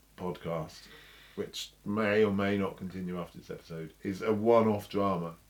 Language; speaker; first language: English; native; English